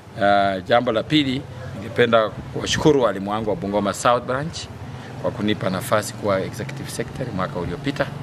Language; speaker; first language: Swahili; non-native, local second language; Luyia